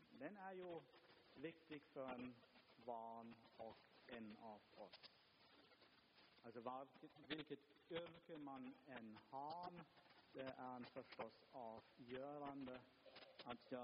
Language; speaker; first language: Swedish; non-native, fluent; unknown